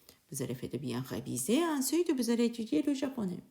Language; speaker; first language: French; non-native, learner; Japanese